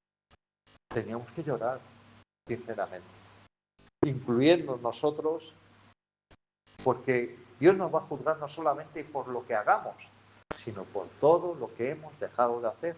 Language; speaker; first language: Spanish; native; Spanish